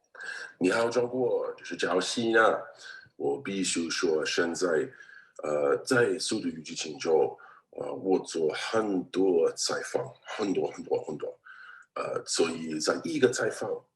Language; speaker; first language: Chinese; non-native, learner; English